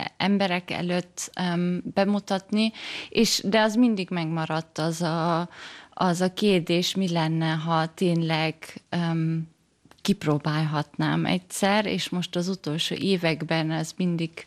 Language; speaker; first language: Hungarian; early bilingual, heritage; German